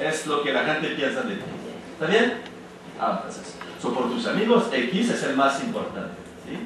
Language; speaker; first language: Spanish; non-native, fluent; French